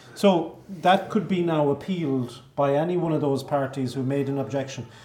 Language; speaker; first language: English; native; English